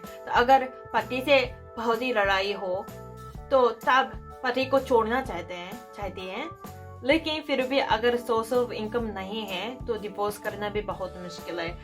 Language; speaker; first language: Hindi; non-native, fluent; Japanese